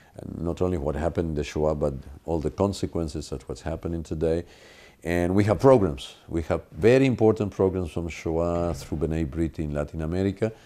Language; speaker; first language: English; non-native, fluent; Spanish